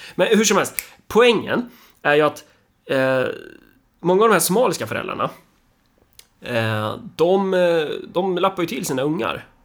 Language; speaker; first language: Swedish; early bilingual, other home language; Somali